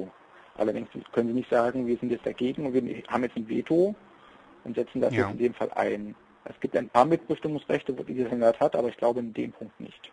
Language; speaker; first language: German; native; German